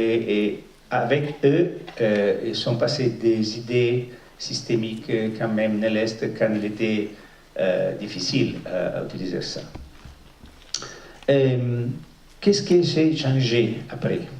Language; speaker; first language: French; non-native, fluent; Italian